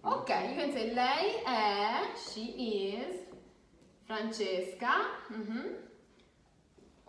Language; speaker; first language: Italian; non-native, fluent; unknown